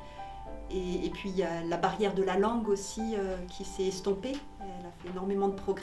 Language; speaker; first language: French; native; French